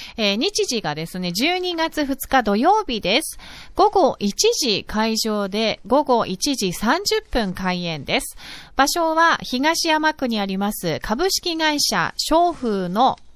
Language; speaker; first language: Japanese; non-native, fluent; English